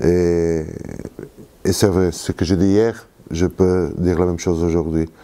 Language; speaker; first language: French; non-native, fluent; Portuguese